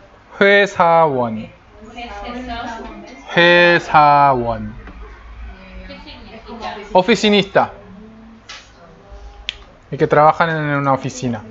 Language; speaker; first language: Spanish; non-native, fluent; Korean